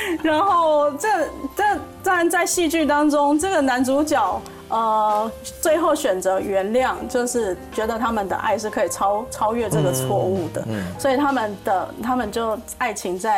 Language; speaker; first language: Chinese; native; Chinese